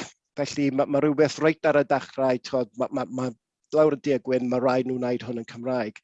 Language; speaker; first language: Welsh; non-native, local second language; English